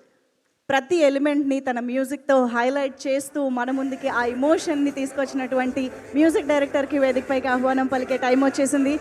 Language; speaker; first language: Telugu; native; Telugu